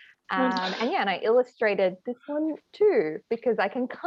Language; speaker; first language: English; native; English